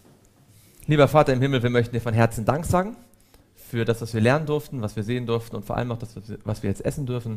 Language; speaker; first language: German; native; German